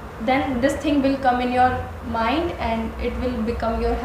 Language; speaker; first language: English; non-native, learner; Hindi